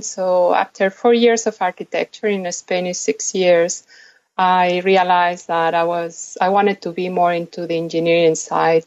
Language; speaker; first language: English; non-native, fluent; Spanish